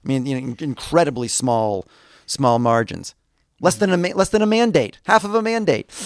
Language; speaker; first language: English; native; English